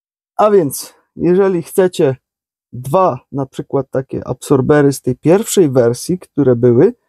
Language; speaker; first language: Polish; native; Polish